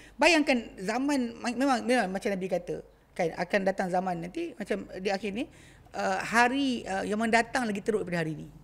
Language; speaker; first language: Malay; native; Malay